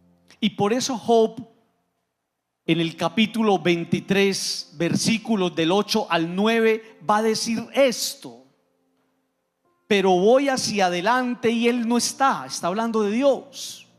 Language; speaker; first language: Spanish; native; Spanish